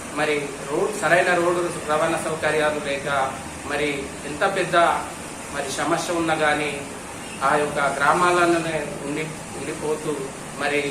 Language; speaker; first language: Telugu; non-native, local second language; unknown